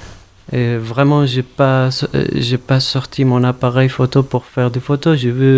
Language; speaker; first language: French; non-native, fluent; Arabic